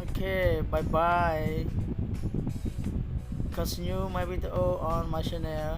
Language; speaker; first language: English; non-native, learner; Khmer